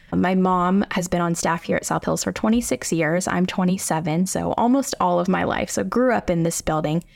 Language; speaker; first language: English; native; English